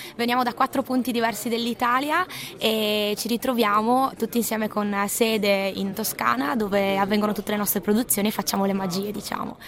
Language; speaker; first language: Italian; native; Italian